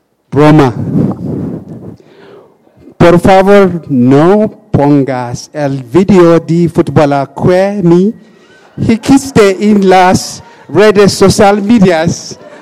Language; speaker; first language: Spanish; non-native, learner; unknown